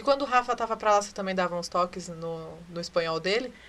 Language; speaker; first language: Portuguese; native; Portuguese